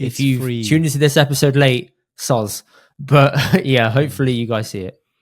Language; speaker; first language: English; early bilingual, other home language; Punjabi